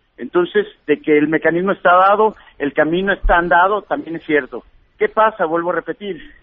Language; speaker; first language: Spanish; native; Spanish